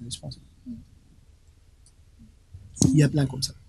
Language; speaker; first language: French; non-native, local second language; Arabic